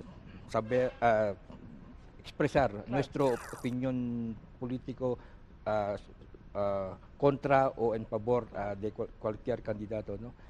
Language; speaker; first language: Spanish; non-native, learner; Filipino